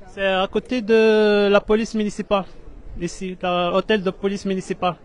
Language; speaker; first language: French; non-native, learner; Arabic